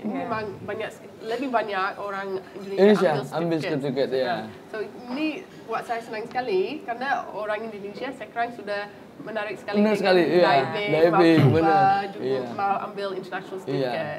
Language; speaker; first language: Indonesian; non-native, fluent; English